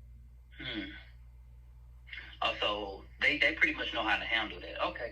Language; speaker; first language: English; native; English